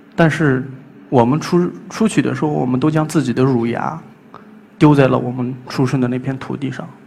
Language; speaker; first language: Chinese; native; Chinese